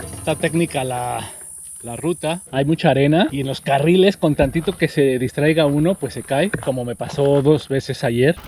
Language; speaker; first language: Spanish; native; Spanish